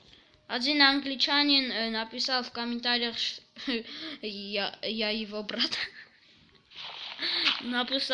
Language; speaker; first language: Russian; early bilingual, heritage; Russian